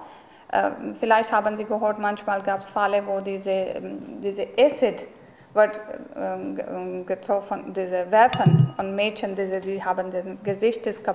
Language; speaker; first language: German; non-native, learner; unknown